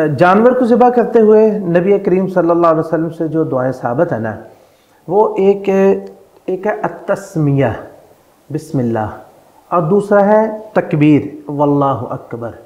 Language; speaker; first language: Urdu; non-native, local second language; Punjabi